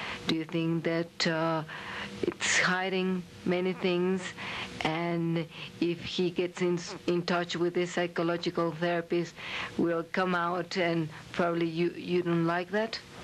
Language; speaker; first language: English; non-native, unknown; Spanish